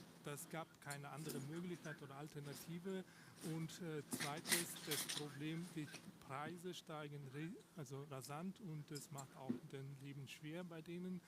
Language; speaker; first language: German; non-native, learner; Russian